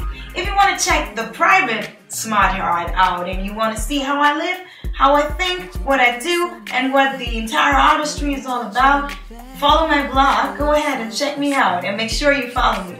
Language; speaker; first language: English; non-native, fluent; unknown